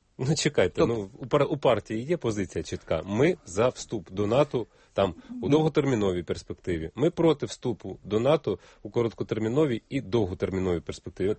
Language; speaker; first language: Ukrainian; native; Ukrainian